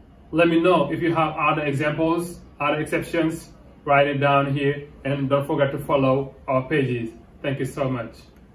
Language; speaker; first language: English; non-native, fluent; Wolof